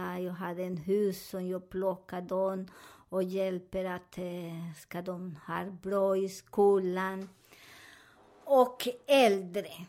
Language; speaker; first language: Swedish; non-native, learner; Spanish